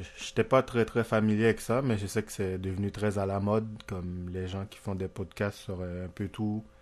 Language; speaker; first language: French; non-native, local second language; Haitian Creole